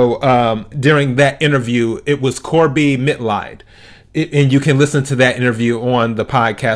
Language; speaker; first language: English; native; English